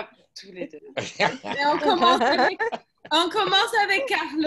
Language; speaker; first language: French; non-native, fluent; English